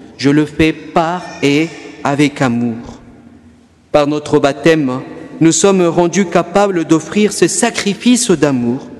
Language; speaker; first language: French; non-native, fluent; Spanish